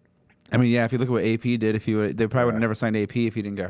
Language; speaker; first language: English; native; English